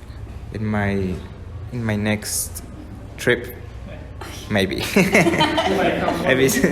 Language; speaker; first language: English; non-native, learner; Spanish